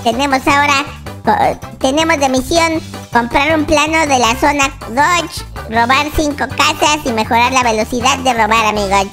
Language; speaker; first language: Spanish; native; Spanish